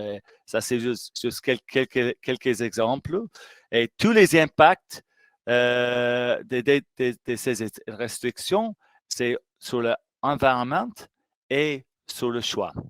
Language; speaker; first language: French; non-native, fluent; English